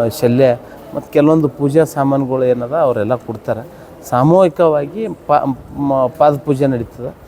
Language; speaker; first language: Kannada; native; Kannada